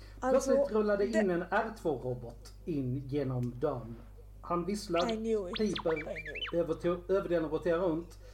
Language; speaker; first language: Swedish; native; Swedish